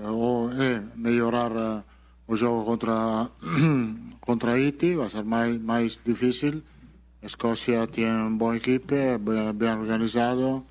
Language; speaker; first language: Portuguese; non-native, fluent; Italian